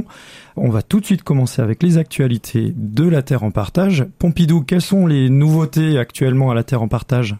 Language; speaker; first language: French; native; French